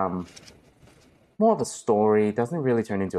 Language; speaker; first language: English; early bilingual, other home language; Cantonese